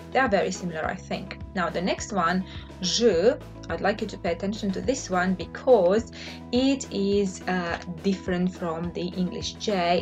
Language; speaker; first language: English; non-native, fluent; Romanian